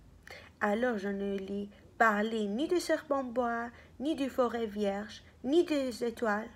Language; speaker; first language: French; non-native, fluent; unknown